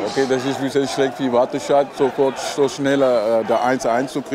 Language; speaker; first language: German; non-native, fluent; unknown